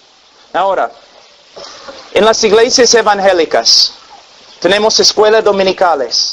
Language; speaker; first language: Spanish; non-native, fluent; English